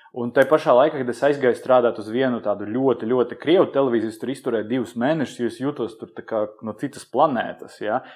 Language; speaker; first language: Latvian; non-native, local second language; Russian